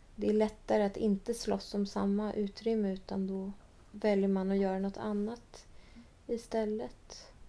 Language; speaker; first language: Swedish; native; Swedish